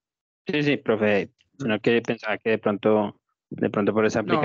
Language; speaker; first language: Spanish; native; Spanish